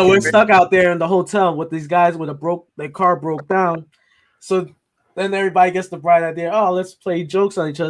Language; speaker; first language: English; native; English